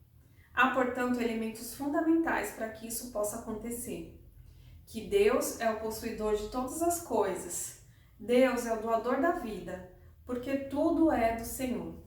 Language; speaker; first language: Portuguese; native; Portuguese